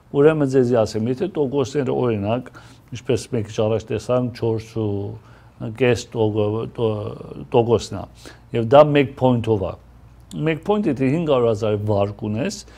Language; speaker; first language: Armenian; early bilingual, heritage; Armenian